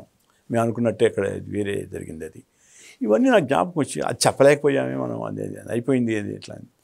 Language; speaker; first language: Telugu; native; Telugu